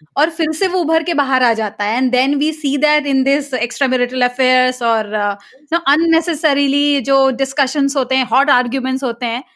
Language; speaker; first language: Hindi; native; Hindi